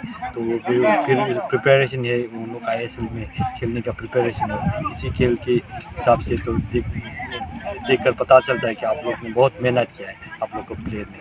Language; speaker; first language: Hindi; non-native, fluent; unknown